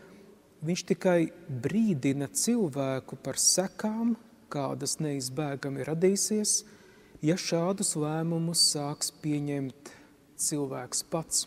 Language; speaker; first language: Latvian; native; Latvian